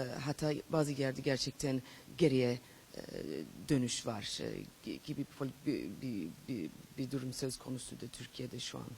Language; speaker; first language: Turkish; non-native, fluent; English